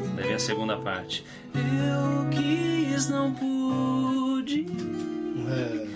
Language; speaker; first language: Portuguese; native; Portuguese